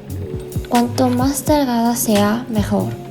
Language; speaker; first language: Spanish; non-native, fluent; Korean